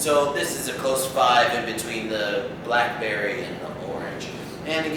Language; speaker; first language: English; native; English